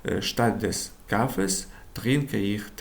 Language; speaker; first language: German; non-native, learner; Ukrainian